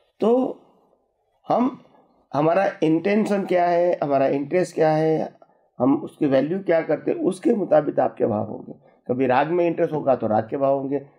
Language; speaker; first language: Hindi; non-native, local second language; Gujarati